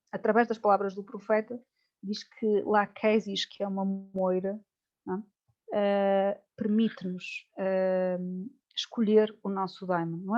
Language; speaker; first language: Portuguese; native; Portuguese